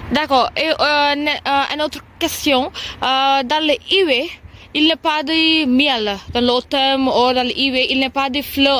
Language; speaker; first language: French; non-native, learner; Telugu